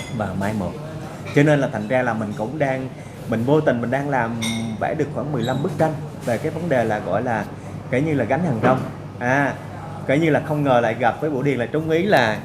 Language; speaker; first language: Vietnamese; native; Vietnamese